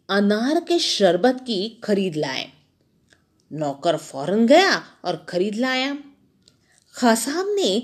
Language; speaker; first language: Hindi; non-native, local second language; Marathi